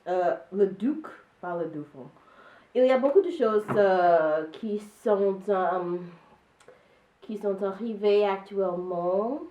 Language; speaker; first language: French; non-native, learner; English